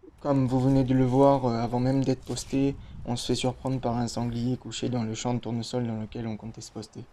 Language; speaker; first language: French; native; French